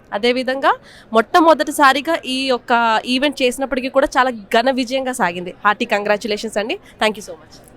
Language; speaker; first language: Telugu; native; Telugu